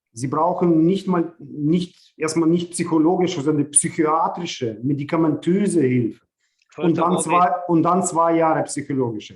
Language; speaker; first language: German; non-native, fluent; Ukrainian